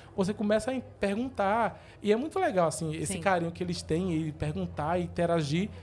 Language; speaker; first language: Portuguese; native; Portuguese